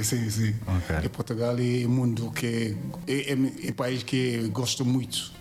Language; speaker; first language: Portuguese; non-native, learner; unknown